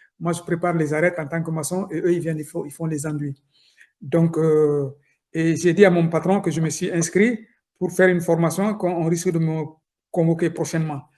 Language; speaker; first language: French; non-native, local second language; Soninke